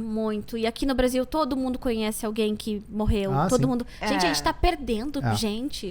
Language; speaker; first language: Portuguese; native; Portuguese